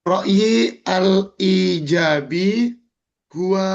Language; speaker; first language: Arabic; non-native, learner; Indonesian